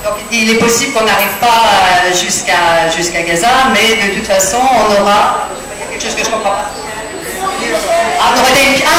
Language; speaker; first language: French; native; French